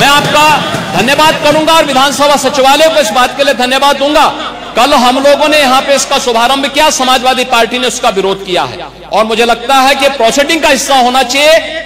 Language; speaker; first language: Hindi; native; Hindi